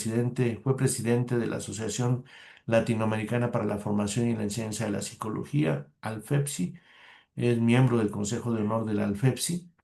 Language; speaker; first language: Spanish; native; Spanish